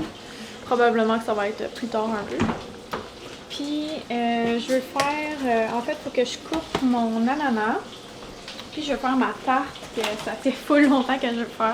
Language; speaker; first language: French; native; French